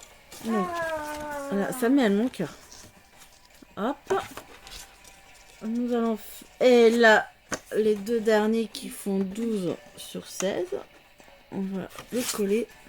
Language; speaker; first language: French; native; French